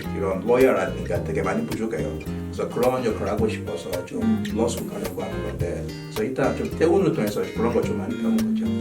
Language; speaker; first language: Korean; non-native, fluent; Yoruba